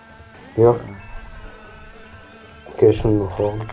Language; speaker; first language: German; non-native, local second language; Luxembourgish